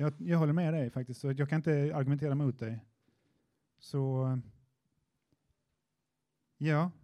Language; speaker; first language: Swedish; native; Swedish